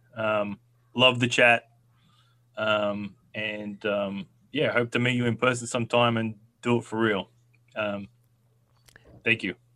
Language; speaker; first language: English; native; English